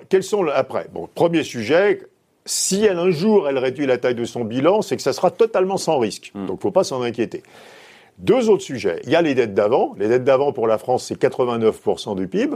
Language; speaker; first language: French; native; French